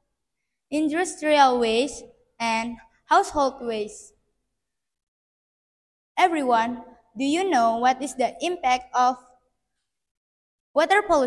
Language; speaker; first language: English; non-native, learner; Indonesian